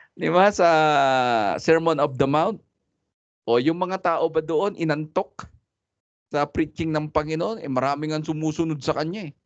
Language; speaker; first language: Filipino; non-native, local second language; Cebuano